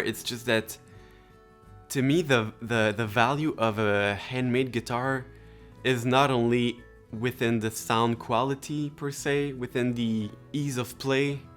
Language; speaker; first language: English; non-native, local second language; French